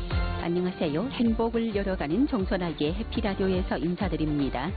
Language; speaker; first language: Korean; native; Korean